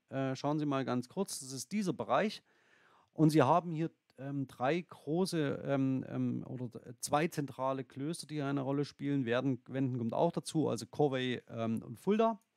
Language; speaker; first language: German; native; German